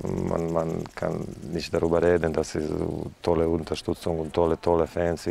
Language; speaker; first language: German; non-native, fluent; Serbian